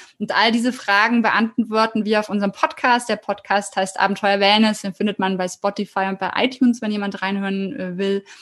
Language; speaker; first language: German; native; German